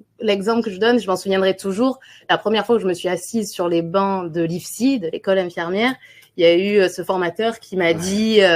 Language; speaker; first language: French; native; French